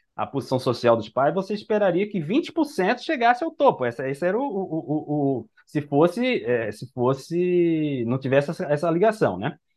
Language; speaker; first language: Portuguese; native; Portuguese